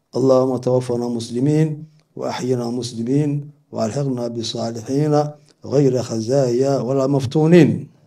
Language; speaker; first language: Arabic; non-native, local second language; Somali